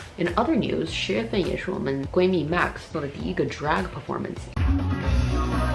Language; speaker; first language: Chinese; early bilingual, heritage; Chinese